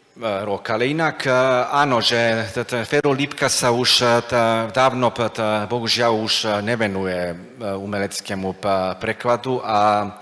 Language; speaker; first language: Slovak; non-native, fluent; Macedonian